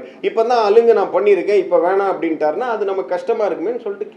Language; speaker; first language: Tamil; native; Tamil